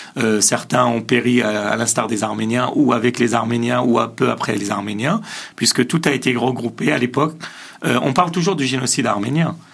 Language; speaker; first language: French; early bilingual, other home language; Assyrian Neo-Aramaic